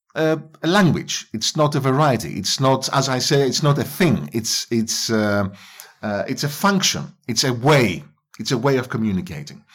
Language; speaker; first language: English; non-native, fluent; Greek